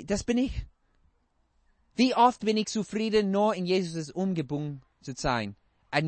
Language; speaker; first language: German; non-native, fluent; English